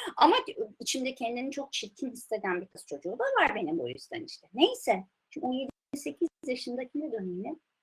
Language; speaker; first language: Turkish; early bilingual, heritage; Turkish